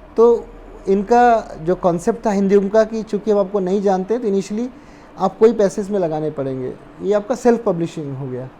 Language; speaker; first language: Hindi; native; Hindi